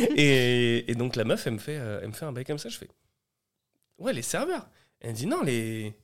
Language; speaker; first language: French; early bilingual, other home language; Portuguese